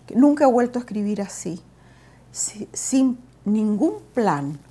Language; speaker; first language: Spanish; native; Spanish